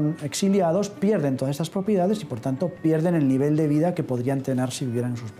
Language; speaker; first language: Spanish; native; Spanish